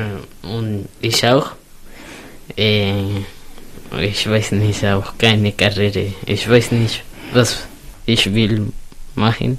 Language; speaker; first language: German; non-native, learner; Spanish